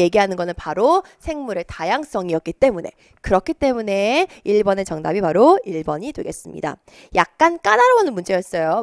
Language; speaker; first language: Korean; native; Korean